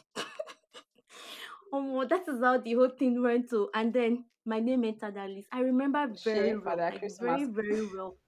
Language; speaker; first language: English; non-native, local second language; Yoruba